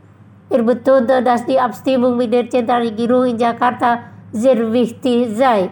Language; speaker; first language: German; non-native, fluent; Indonesian